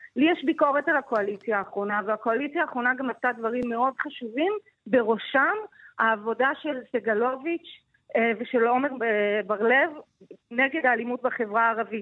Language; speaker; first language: Hebrew; native; Hebrew